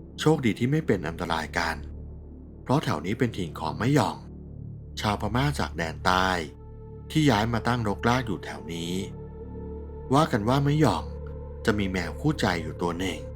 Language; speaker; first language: Thai; native; Thai